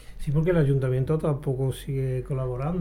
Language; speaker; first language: Spanish; native; Spanish